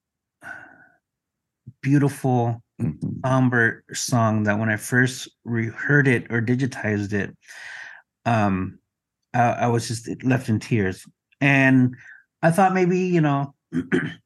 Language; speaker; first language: English; non-native, fluent; Spanish